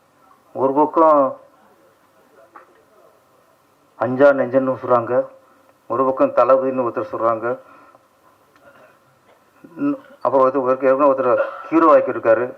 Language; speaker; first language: Tamil; native; Tamil